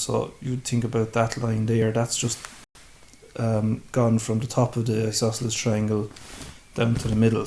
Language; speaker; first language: English; native; English